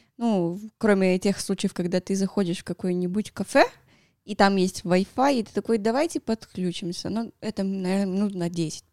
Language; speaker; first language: Russian; non-native, fluent; Spanish